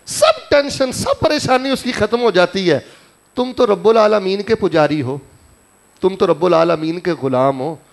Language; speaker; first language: Urdu; non-native, local second language; Punjabi